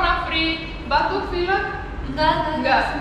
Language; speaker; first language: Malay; non-native, fluent; English